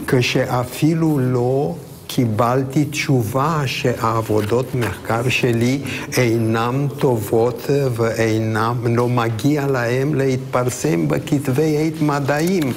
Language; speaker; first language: Hebrew; non-native, fluent; Romanian